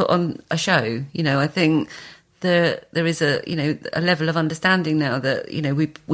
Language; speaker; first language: English; native; English